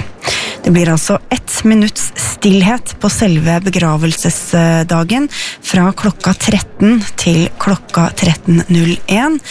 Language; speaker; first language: Norwegian; native; Norwegian